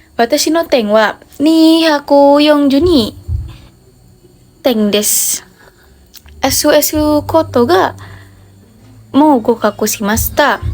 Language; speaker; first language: Japanese; non-native, learner; Indonesian